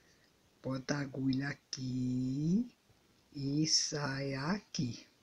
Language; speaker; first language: Portuguese; native; Portuguese